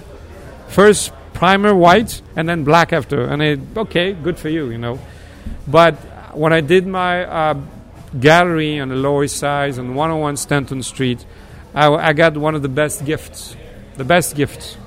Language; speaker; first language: English; non-native, fluent; French